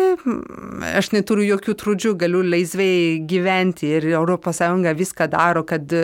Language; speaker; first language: Lithuanian; non-native, fluent; French